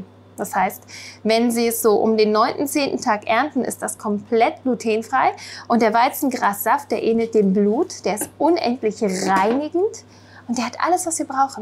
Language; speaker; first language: German; native; German